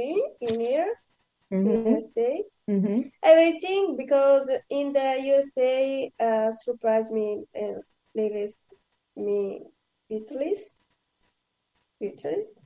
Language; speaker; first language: English; non-native, learner; Italian